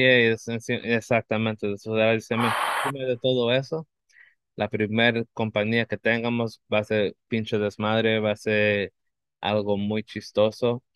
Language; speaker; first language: Spanish; early bilingual, heritage; Spanish